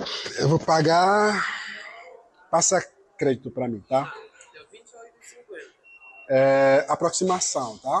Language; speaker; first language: Portuguese; non-native, fluent; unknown